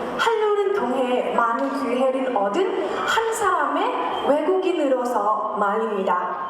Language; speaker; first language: Korean; non-native, fluent; Thai